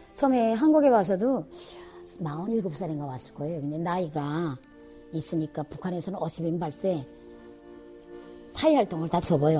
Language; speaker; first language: Korean; native; Korean